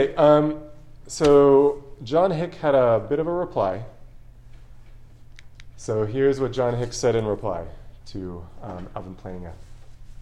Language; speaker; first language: English; native; English